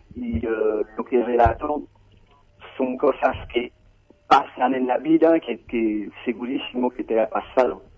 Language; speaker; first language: Spanish; non-native, fluent; French